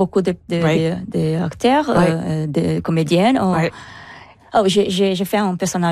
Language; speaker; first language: French; non-native, learner; Portuguese